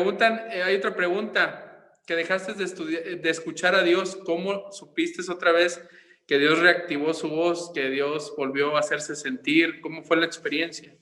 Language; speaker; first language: Spanish; native; Spanish